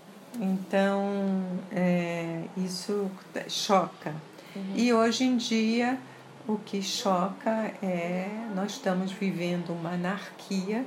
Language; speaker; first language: Portuguese; early bilingual, other home language; French